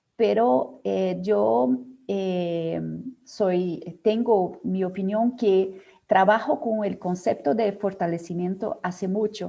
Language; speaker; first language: Spanish; non-native, fluent; Portuguese